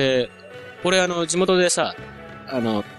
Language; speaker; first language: Japanese; native; Japanese